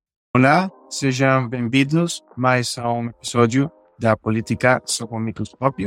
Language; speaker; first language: Portuguese; non-native, fluent; Spanish